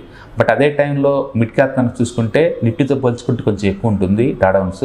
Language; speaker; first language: Telugu; native; Telugu